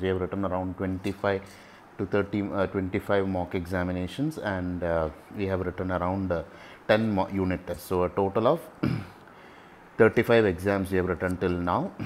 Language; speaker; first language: English; non-native, local second language; Malayalam